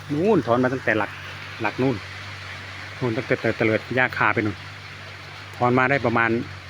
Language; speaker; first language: Thai; non-native, local second language; Northeastern Thai